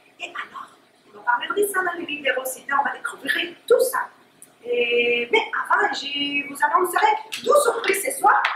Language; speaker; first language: French; non-native, fluent; Spanish